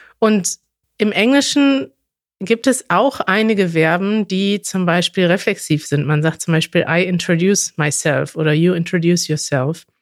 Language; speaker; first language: German; native; German